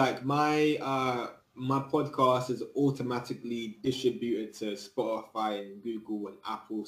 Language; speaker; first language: English; native; English